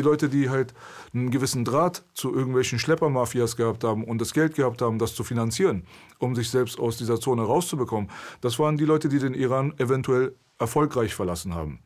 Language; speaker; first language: German; early bilingual, other home language; Persian